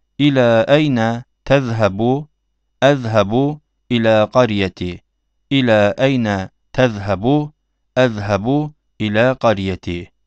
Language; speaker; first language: Arabic; non-native, fluent; Turkish